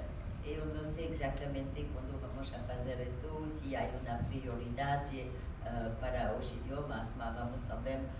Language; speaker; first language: Portuguese; non-native, learner; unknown